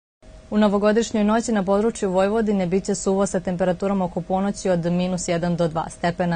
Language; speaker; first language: Serbian; native; Serbian